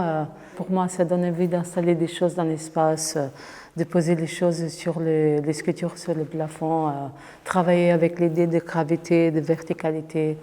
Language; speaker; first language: French; non-native, fluent; Portuguese